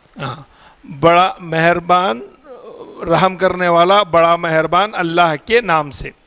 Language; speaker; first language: Urdu; native; Urdu